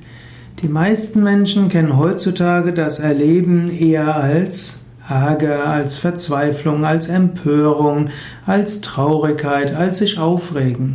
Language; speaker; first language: German; native; German